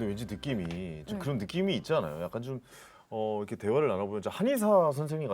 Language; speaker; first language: Korean; native; Korean